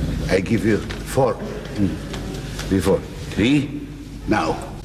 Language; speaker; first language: English; non-native, fluent; Russian